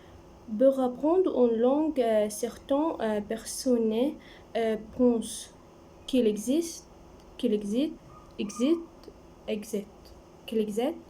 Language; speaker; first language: French; non-native, learner; Arabic